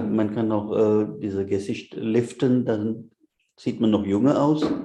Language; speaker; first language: German; non-native, fluent; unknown